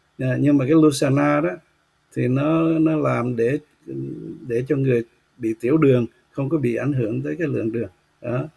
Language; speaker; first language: Vietnamese; native; Vietnamese